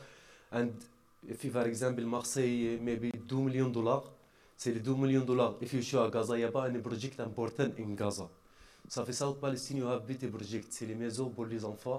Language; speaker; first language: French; non-native, learner; Arabic